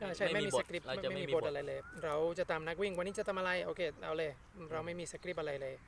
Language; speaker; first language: Thai; non-native, fluent; Spanish